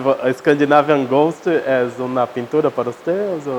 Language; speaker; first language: Spanish; non-native, learner; Portuguese